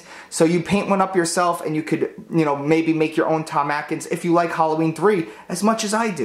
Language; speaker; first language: English; native; English